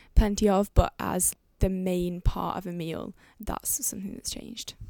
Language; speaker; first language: English; native; English